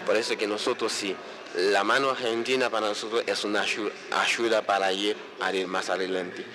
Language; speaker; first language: Spanish; non-native, local second language; Haitian Creole